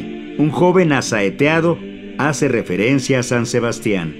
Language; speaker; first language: Spanish; native; Spanish